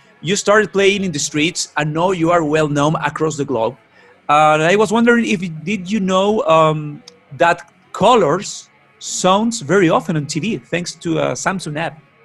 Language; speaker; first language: English; non-native, fluent; Spanish